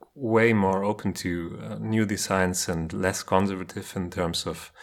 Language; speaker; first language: English; non-native, fluent; German